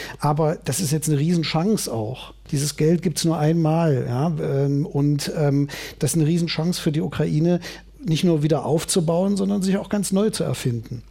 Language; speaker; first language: German; native; German